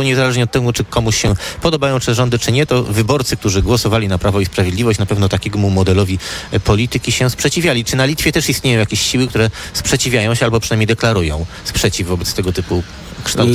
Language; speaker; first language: Polish; native; Polish